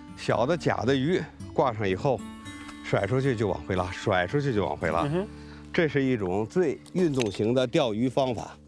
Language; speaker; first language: Chinese; native; Chinese